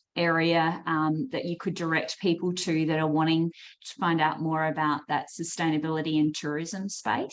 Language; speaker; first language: English; native; English